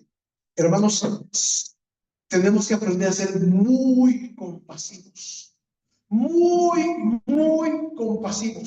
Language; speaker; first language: Spanish; native; Spanish